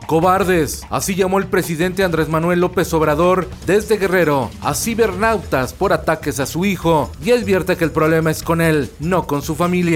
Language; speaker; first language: Spanish; native; Spanish